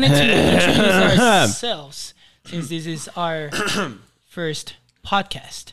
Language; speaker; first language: English; non-native, fluent; Spanish